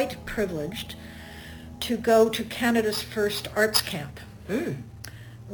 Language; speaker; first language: English; native; English